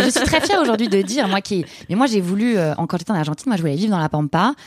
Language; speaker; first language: French; native; French